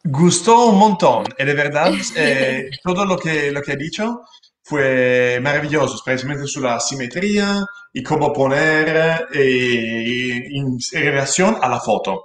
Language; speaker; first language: Spanish; non-native, learner; Italian